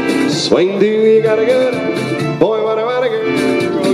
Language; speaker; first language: English; non-native, fluent; Danish